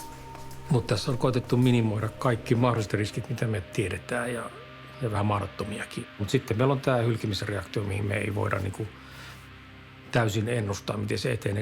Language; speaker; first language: Finnish; native; Finnish